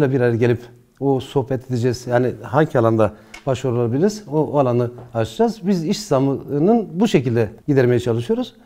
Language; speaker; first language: Turkish; non-native, local second language; Zaza